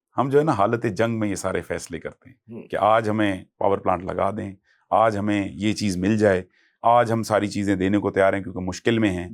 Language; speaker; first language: Urdu; native; Urdu